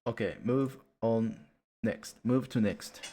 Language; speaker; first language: English; non-native, learner; Japanese